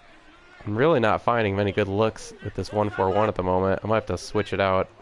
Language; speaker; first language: English; native; English